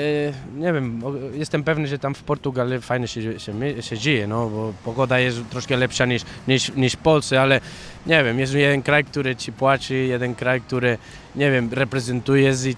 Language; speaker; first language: Polish; non-native, fluent; Catalan